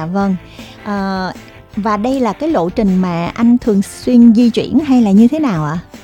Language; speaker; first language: Vietnamese; native; Vietnamese